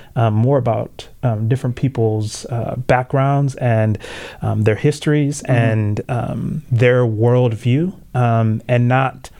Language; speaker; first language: English; early bilingual, other home language; Swahili